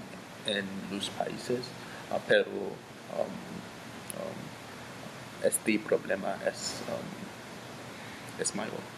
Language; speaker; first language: Spanish; non-native, learner; English